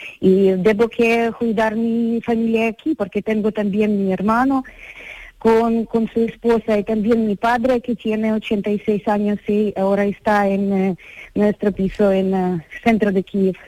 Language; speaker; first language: Spanish; non-native, learner; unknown